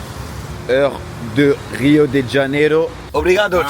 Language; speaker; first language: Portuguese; non-native, learner; French